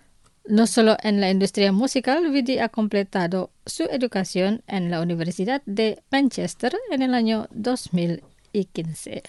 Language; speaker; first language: Spanish; non-native, fluent; Indonesian